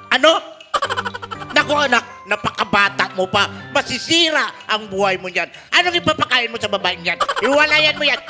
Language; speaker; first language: Filipino; native; Filipino